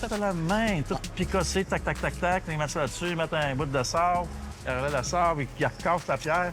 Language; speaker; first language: French; native; French